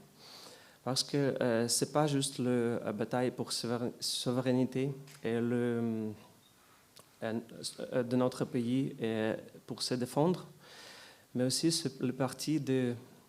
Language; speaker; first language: French; non-native, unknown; Ukrainian